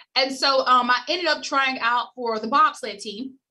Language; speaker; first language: English; native; English